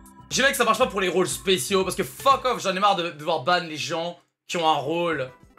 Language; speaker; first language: French; native; French